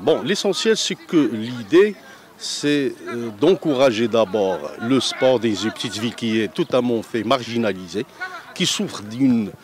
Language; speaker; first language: French; non-native, local second language; Arabic